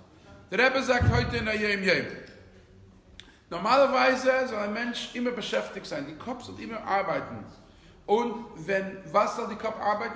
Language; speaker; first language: German; non-native, fluent; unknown